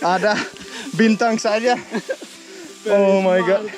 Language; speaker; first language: Indonesian; non-native, learner; English